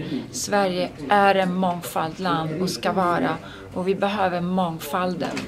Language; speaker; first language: Swedish; non-native, fluent; Italian